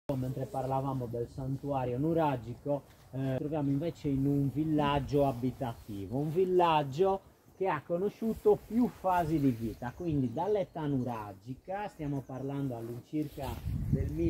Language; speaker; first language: Italian; native; Italian